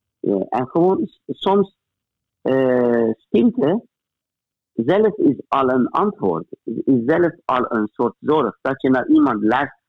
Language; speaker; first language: Dutch; non-native, fluent; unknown